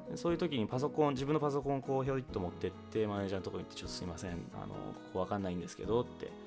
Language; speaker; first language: Japanese; early bilingual, heritage; English